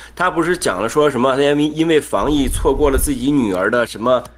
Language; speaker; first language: Chinese; native; Chinese